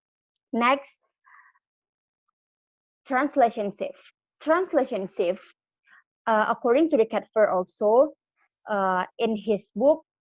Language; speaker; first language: English; non-native, learner; Indonesian